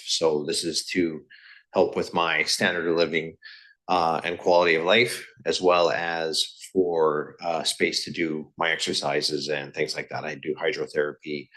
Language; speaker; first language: English; native; English